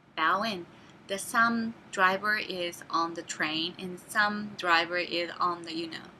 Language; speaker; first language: English; non-native, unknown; Japanese